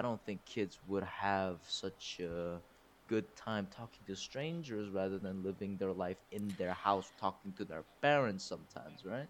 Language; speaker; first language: English; non-native, fluent; Korean